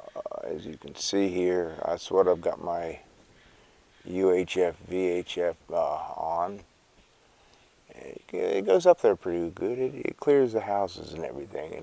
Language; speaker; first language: English; native; English